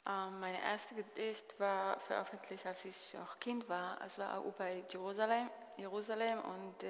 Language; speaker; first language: German; non-native, fluent; Hebrew